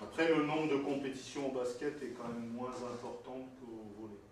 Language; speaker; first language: French; native; French